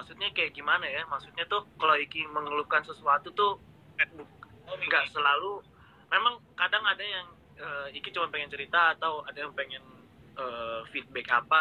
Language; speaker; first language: Indonesian; native; Indonesian